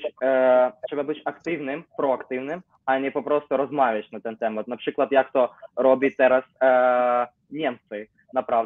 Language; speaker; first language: Polish; non-native, learner; Ukrainian